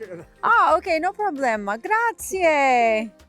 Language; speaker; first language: Italian; non-native, learner; English